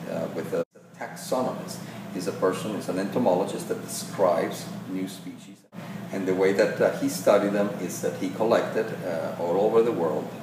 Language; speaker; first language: English; non-native, fluent; Spanish